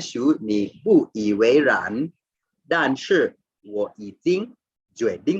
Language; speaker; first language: Chinese; non-native, fluent; Swahili